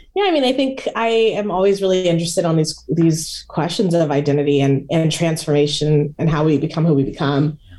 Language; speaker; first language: English; native; English